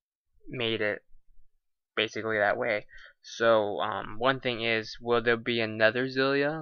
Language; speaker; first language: English; native; English